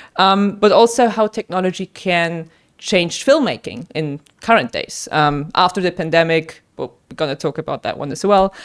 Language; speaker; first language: English; non-native, fluent; German